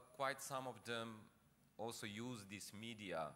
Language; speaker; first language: English; non-native, fluent; Slovenian